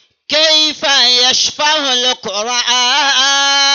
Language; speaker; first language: Arabic; non-native, fluent; Yoruba